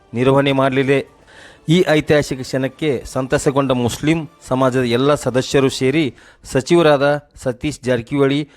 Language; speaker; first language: Kannada; native; Kannada